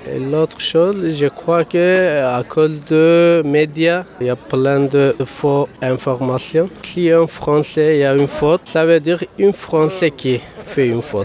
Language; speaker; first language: French; non-native, learner; Kurdish